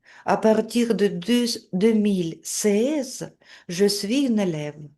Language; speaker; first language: French; non-native, fluent; Russian